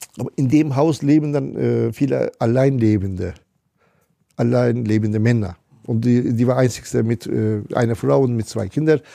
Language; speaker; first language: German; non-native, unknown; Turkish